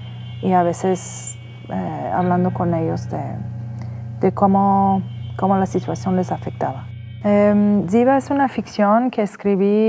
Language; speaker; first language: Spanish; non-native, fluent; Persian